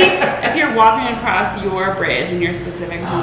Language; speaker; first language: English; native; English